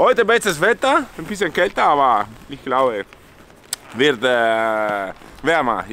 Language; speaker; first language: German; non-native, learner; Italian